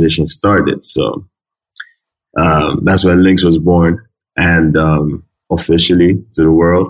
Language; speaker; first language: English; non-native, local second language; Igbo